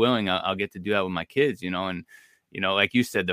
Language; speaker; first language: English; native; English